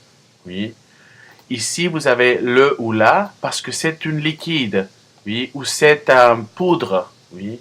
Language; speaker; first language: French; non-native, fluent; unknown